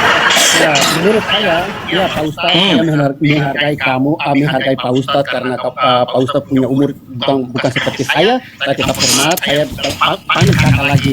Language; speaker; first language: Indonesian; non-native, fluent; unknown